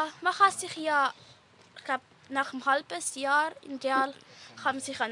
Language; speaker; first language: German; native; German